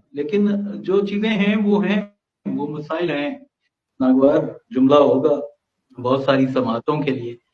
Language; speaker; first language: Urdu; non-native, local second language; Punjabi